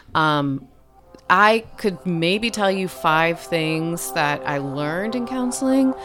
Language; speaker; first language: English; native; English